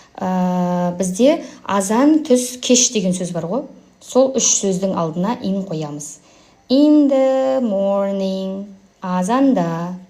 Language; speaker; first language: Kazakh; native; Kazakh